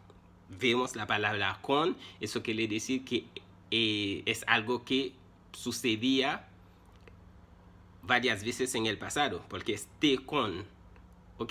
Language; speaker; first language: Spanish; non-native, fluent; Haitian Creole